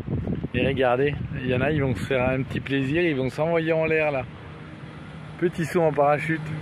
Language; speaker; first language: French; native; French